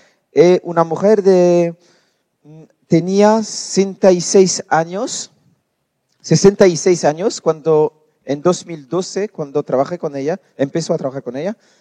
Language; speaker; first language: Spanish; non-native, learner; French